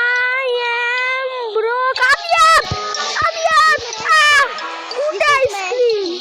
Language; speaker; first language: English; non-native, learner; Bangla